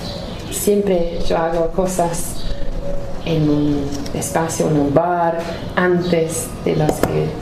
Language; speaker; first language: Spanish; non-native, learner; English